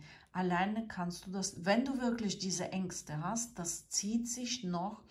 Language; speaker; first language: German; non-native, fluent; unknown